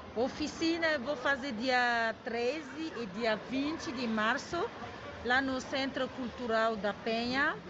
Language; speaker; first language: Portuguese; non-native, learner; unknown